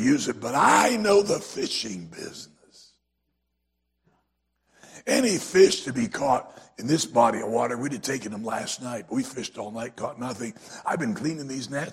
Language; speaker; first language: English; native; English